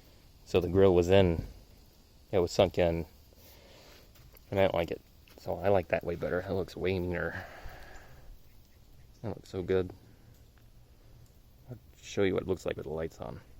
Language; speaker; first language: English; native; English